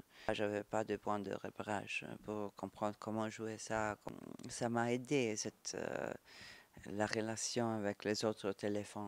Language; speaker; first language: French; non-native, fluent; Italian